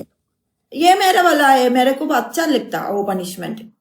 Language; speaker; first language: Hindi; non-native, learner; Malayalam